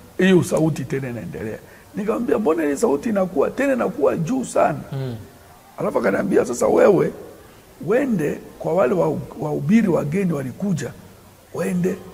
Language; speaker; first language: Swahili; native; Swahili